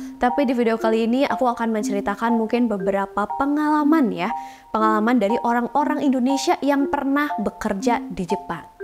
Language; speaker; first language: Indonesian; native; Indonesian